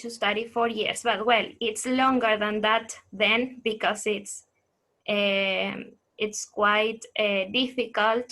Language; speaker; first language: English; non-native, fluent; Spanish